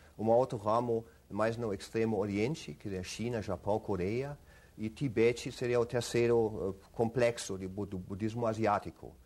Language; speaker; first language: Portuguese; non-native, fluent; German